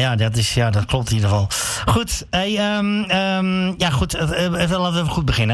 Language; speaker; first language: Dutch; native; Dutch